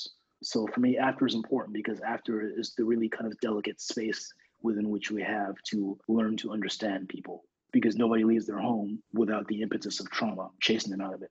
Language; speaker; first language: English; non-native, local second language; Yoruba